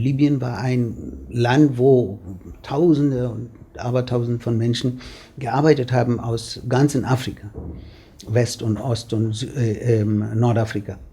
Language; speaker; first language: German; non-native, fluent; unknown